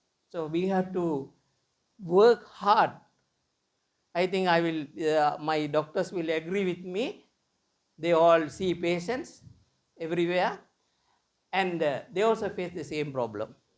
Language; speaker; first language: English; non-native, local second language; Tamil